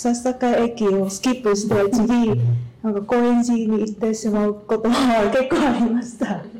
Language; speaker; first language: Japanese; non-native, fluent; Vietnamese